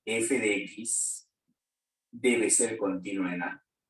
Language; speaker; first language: Spanish; native; Spanish